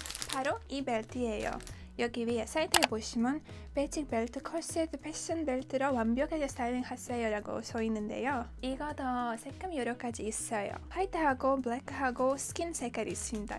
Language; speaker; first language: Korean; non-native, fluent; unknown